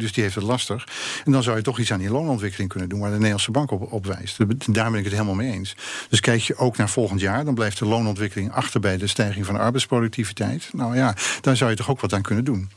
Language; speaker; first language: Dutch; native; Dutch